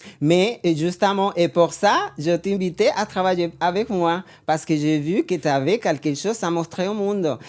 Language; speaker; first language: French; non-native, fluent; Spanish